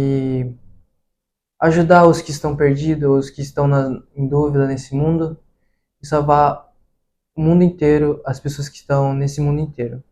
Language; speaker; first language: Portuguese; early bilingual, heritage; Portuguese